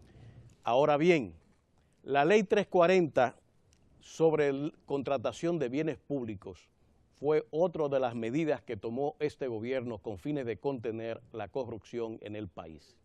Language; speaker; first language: Spanish; native; Spanish